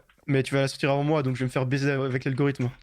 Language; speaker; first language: French; native; French